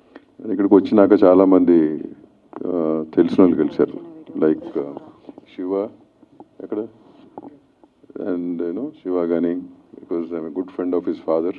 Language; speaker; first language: Telugu; native; Telugu